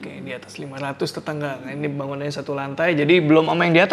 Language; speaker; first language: Indonesian; native; Indonesian